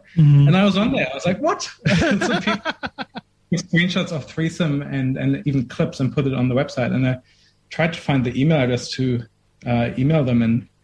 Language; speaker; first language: English; non-native, fluent; German